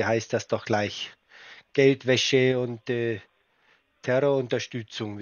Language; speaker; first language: German; native; German